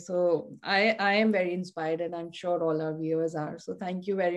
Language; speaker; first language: Hindi; native; Hindi